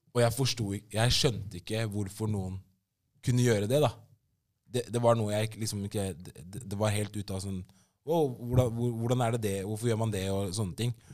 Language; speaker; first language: Norwegian; early bilingual, other home language; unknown